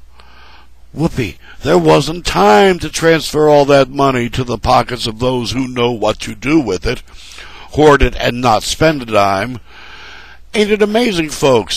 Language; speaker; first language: English; native; English